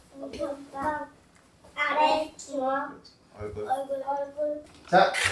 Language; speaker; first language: Korean; early bilingual, other home language; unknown